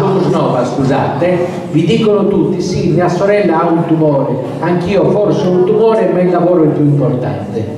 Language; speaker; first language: Italian; native; Italian